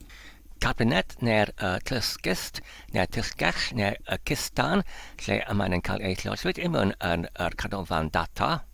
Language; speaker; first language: Welsh; non-native, learner; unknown